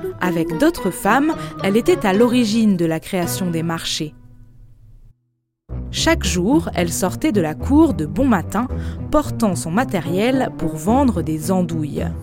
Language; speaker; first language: French; native; French